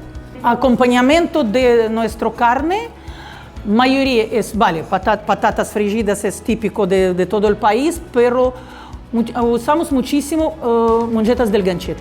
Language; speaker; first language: Spanish; non-native, learner; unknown